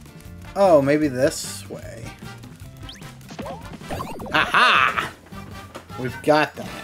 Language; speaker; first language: English; native; English